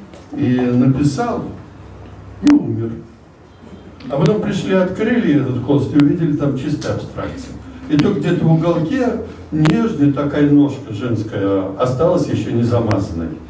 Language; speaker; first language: Russian; native; Russian